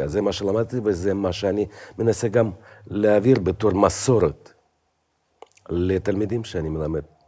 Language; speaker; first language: Hebrew; non-native, fluent; Russian